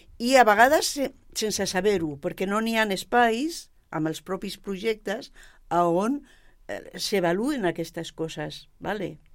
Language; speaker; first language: Catalan; non-native, local second language; Spanish